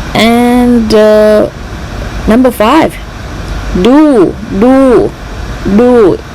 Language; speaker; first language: English; non-native, learner; Thai